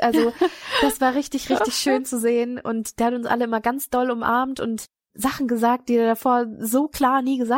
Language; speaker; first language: German; native; German